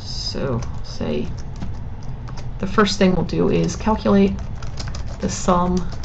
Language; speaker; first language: English; native; English